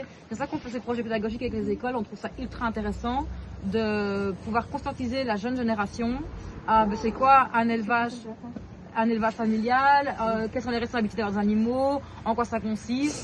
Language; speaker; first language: French; native; French